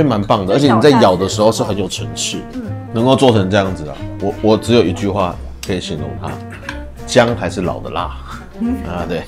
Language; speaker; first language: Chinese; native; Chinese